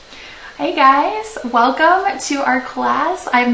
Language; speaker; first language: English; native; English